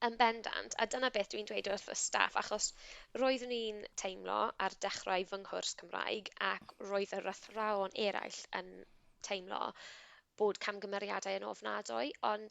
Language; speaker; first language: Welsh; non-native, local second language; English